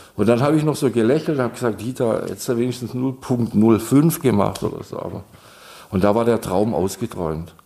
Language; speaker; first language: German; non-native, fluent; Czech